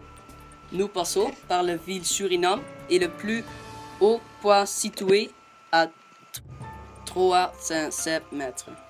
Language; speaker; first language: French; non-native, learner; Dutch